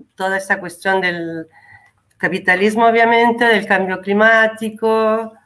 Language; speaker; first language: Spanish; non-native, fluent; Italian